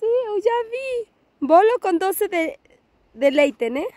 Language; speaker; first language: Portuguese; non-native, fluent; Spanish